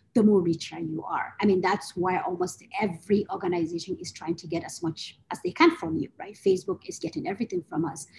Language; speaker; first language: English; non-native, local second language; Hausa